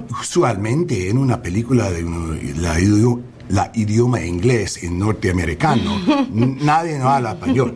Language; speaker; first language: Spanish; non-native, learner; English